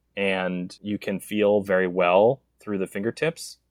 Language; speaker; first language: English; native; English